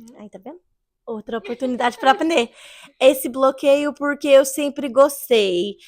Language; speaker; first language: Portuguese; early bilingual, heritage; English